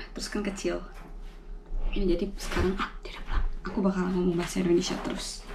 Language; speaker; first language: Indonesian; native; Indonesian